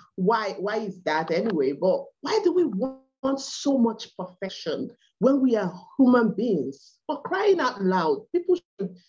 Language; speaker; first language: English; non-native, local second language; Igbo